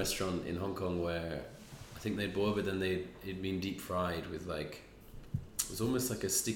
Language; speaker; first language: English; native; English